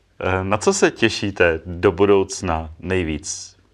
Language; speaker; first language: Czech; native; Czech